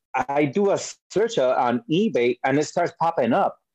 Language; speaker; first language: English; early bilingual, other home language; Spanish